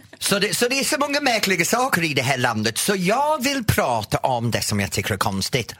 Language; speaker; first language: Swedish; non-native, fluent; English